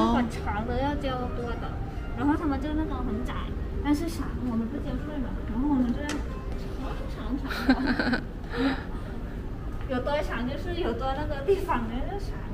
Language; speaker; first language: Chinese; non-native, learner; Thai